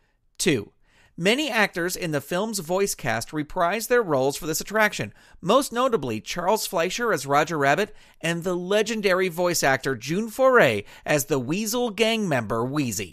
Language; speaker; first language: English; native; English